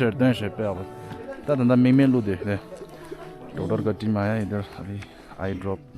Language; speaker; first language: Hindi; non-native, fluent; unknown